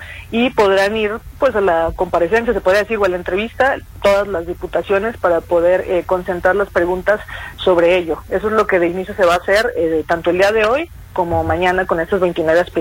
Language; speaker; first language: Spanish; native; Spanish